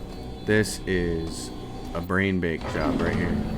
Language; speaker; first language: English; native; English